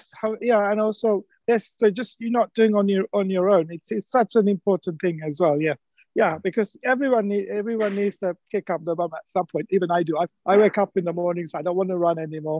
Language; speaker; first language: English; non-native, local second language; Sinhala